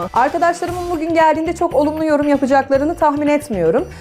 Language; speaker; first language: Turkish; native; Turkish